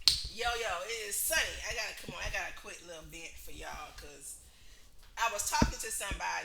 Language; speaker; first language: English; native; English